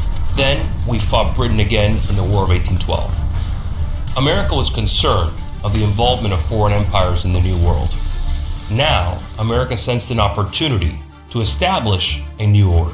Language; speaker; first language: English; native; English